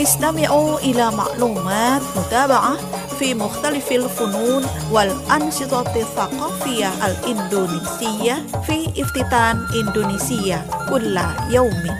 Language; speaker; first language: Arabic; non-native, fluent; Indonesian